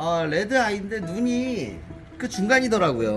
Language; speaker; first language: Korean; native; Korean